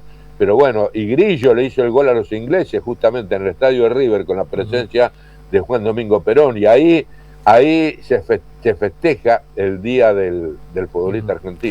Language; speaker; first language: Spanish; native; Spanish